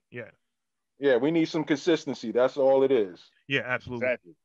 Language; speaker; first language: English; native; English